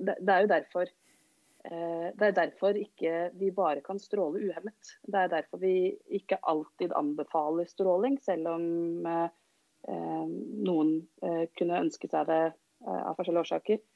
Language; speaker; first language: Norwegian; native; Norwegian